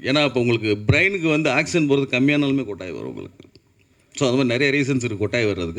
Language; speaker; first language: Tamil; native; Tamil